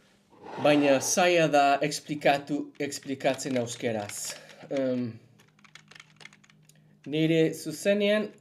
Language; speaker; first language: Basque; non-native, learner; English